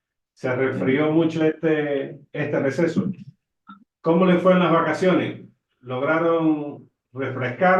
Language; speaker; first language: Spanish; native; Spanish